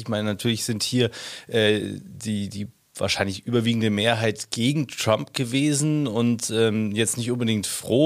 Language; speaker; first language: German; native; German